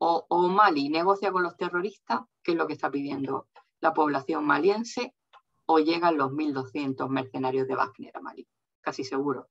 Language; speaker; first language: Spanish; native; Spanish